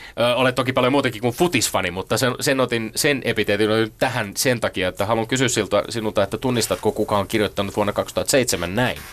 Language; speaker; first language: Finnish; native; Finnish